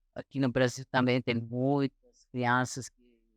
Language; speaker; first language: Portuguese; non-native, fluent; Italian